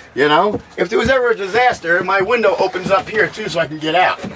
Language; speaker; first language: English; native; English